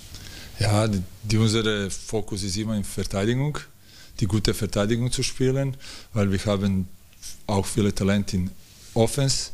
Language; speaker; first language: German; non-native, learner; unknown